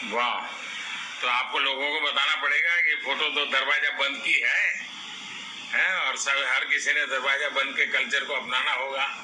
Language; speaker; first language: Hindi; non-native, local second language; Gujarati